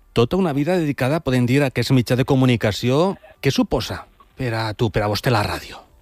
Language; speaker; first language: Catalan; native; Catalan